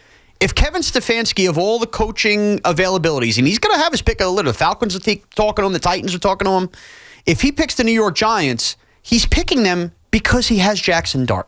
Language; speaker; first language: English; native; English